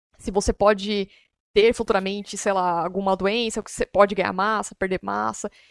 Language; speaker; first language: Portuguese; native; Portuguese